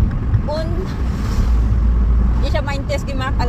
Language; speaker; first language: German; non-native, learner; Filipino